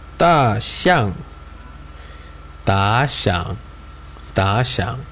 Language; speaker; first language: Korean; native; Korean